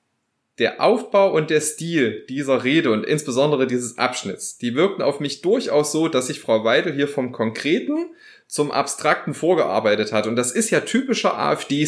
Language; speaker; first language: German; native; German